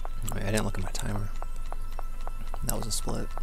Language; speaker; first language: English; native; English